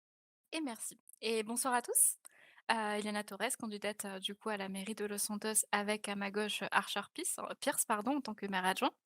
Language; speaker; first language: French; native; French